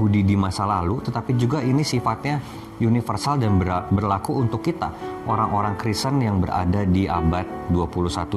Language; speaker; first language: Indonesian; native; Indonesian